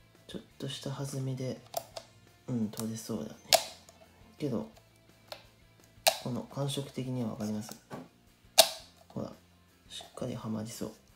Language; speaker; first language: Japanese; native; Japanese